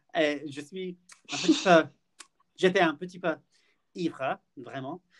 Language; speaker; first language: French; non-native, fluent; English